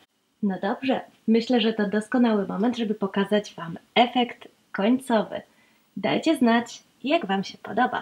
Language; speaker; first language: Polish; native; Polish